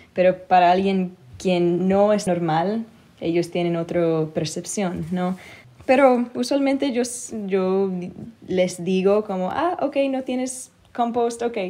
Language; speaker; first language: Spanish; early bilingual, heritage; Spanish